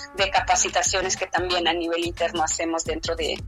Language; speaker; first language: Spanish; native; Spanish